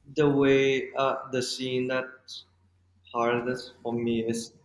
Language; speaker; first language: English; non-native, learner; Thai